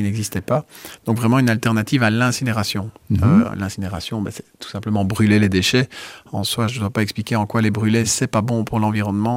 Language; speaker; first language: French; native; French